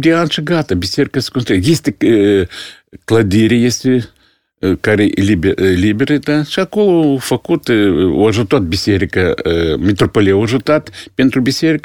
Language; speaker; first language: Romanian; non-native, local second language; Russian